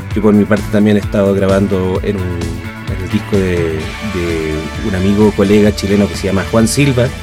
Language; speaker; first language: Spanish; native; Spanish